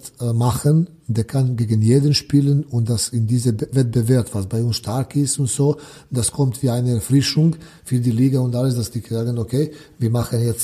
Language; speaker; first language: German; non-native, learner; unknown